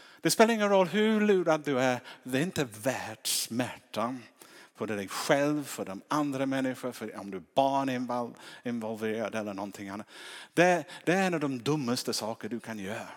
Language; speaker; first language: Swedish; non-native, fluent; English